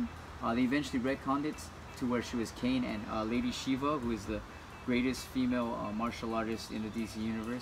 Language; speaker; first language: English; native; English